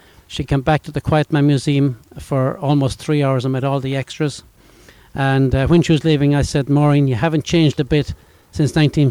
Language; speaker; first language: English; native; English